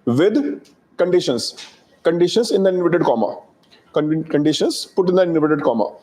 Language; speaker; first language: English; non-native, local second language; Hindi